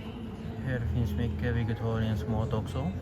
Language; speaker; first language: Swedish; non-native, learner; Urdu